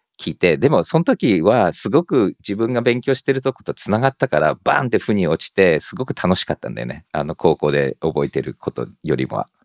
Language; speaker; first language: Japanese; early bilingual, heritage; Japanese